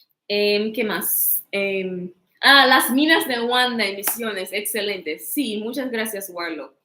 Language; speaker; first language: Spanish; non-native, fluent; English